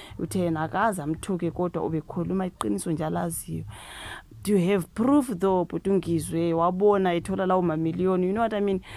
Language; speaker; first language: Zulu; native; Zulu